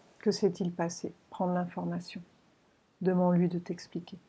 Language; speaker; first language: French; native; French